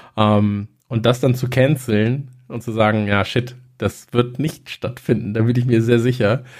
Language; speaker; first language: German; native; German